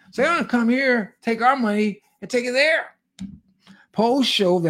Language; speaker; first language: English; native; English